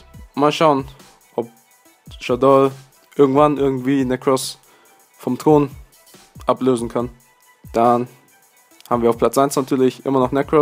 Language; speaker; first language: German; native; German